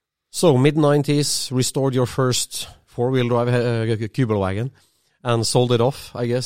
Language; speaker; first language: English; non-native, fluent; Norwegian